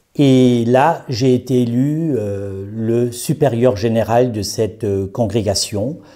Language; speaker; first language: French; native; French